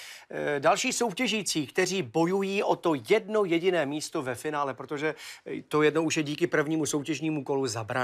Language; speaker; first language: Czech; native; Czech